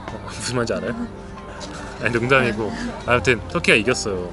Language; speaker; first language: Korean; native; Korean